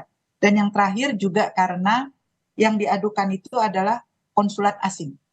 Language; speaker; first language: Indonesian; native; Indonesian